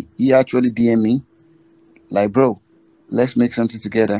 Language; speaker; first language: English; non-native, local second language; Yoruba